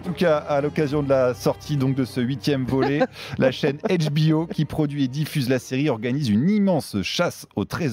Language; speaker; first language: French; native; French